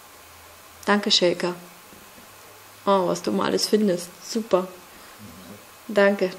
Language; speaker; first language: German; native; German